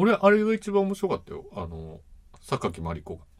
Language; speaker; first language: Japanese; native; Japanese